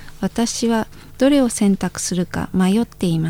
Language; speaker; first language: Japanese; non-native, fluent; Indonesian